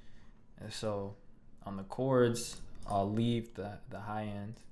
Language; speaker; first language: English; native; English